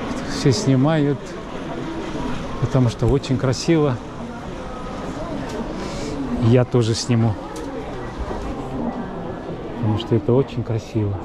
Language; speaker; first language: Russian; non-native, local second language; Kyrgyz